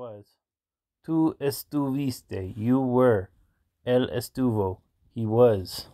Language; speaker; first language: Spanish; non-native, learner; English